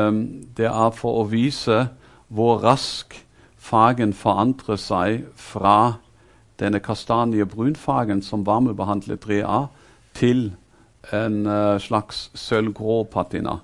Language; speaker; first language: Norwegian; non-native, fluent; German